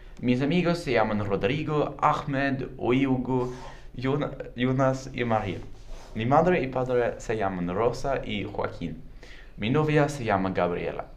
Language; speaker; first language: Spanish; non-native, learner; Norwegian